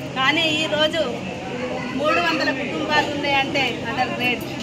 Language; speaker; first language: Telugu; non-native, local second language; Lambadi